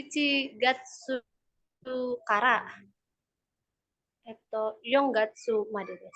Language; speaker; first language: Japanese; non-native, learner; Indonesian